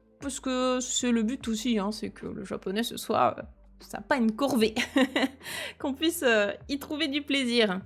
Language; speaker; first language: French; native; French